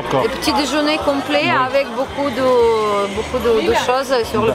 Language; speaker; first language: French; non-native, learner; Ukrainian